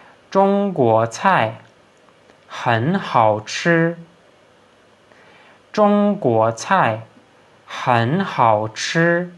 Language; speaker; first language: Chinese; non-native, fluent; Turkmen